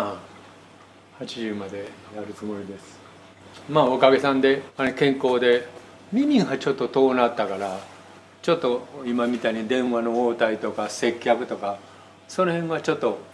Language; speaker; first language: Japanese; native; Japanese